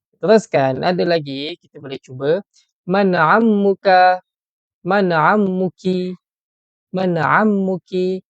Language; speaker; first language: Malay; native; Malay